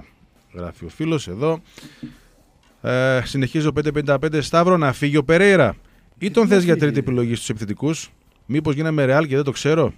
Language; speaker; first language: Greek; native; Greek